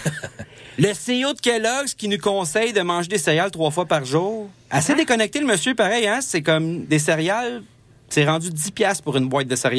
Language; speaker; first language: French; native; French